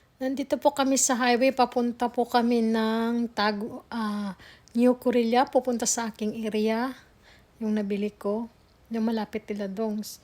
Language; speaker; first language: Filipino; non-native, local second language; Cebuano